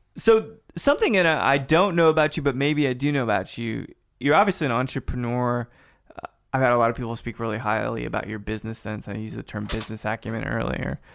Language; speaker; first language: English; native; English